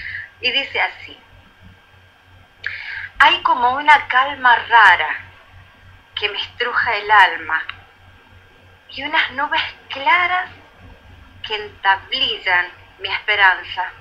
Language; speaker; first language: Spanish; native; Spanish